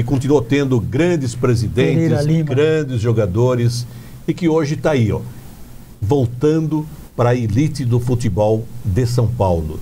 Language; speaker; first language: Portuguese; native; Portuguese